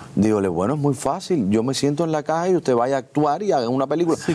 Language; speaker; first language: Spanish; native; Spanish